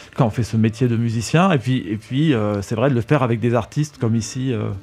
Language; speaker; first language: French; native; French